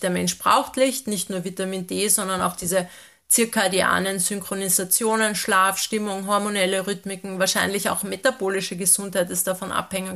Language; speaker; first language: German; native; German